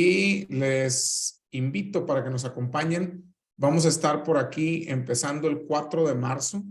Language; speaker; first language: Spanish; native; Spanish